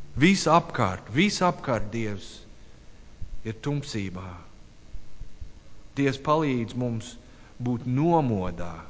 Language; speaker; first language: Latvian; non-native, learner; English